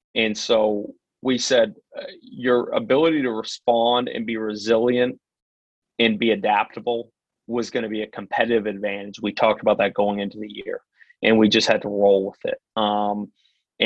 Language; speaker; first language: English; native; English